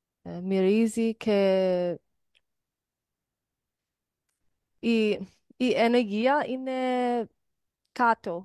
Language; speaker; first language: Greek; non-native, learner; English